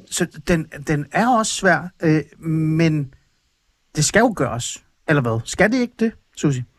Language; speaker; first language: Danish; early bilingual, other home language; Persian